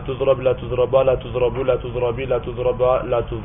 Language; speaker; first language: Arabic; non-native, learner; Urdu